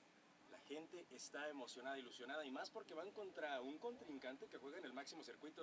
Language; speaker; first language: Spanish; native; Spanish